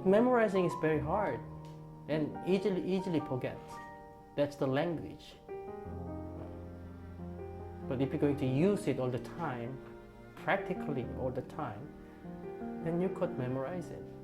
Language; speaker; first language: English; non-native, fluent; Korean